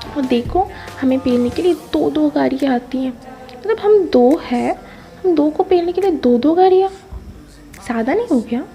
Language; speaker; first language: Hindi; non-native, local second language; Bangla